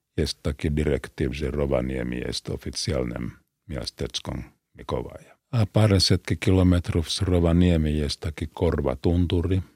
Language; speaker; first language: Polish; non-native, fluent; Finnish